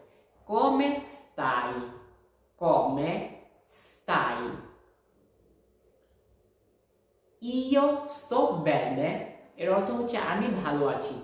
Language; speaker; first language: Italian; non-native, fluent; Bangla